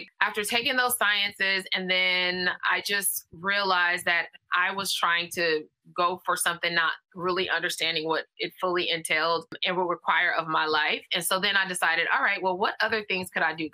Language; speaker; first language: English; native; English